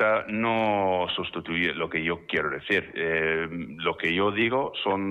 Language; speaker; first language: Spanish; non-native, fluent; English